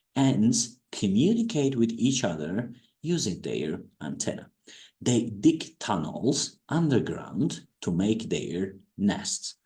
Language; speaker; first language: English; non-native, fluent; Turkish